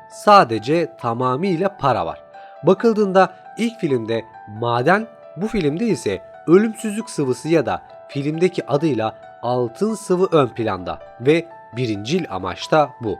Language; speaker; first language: Turkish; native; Turkish